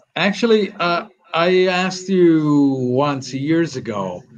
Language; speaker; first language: English; non-native, fluent; Italian